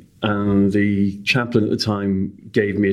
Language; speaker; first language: English; native; English